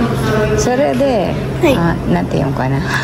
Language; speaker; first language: Japanese; non-native, fluent; Filipino